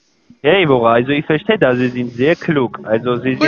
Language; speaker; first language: German; non-native, learner; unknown